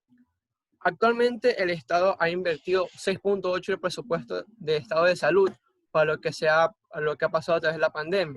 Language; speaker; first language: Spanish; native; Spanish